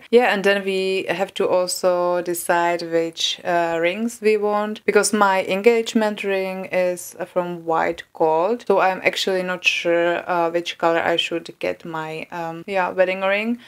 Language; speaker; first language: English; non-native, fluent; Czech